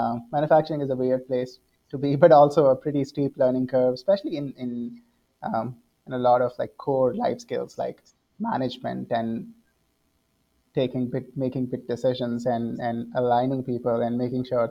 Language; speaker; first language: English; non-native, local second language; Hindi